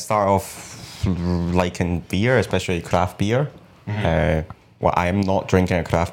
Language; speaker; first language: English; non-native, local second language; Cantonese